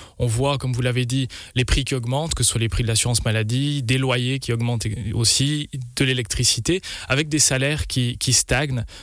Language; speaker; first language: French; native; French